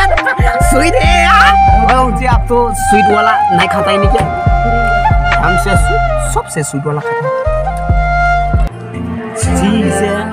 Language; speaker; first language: Hindi; non-native, local second language; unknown